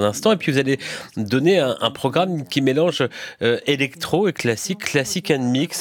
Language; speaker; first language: French; native; French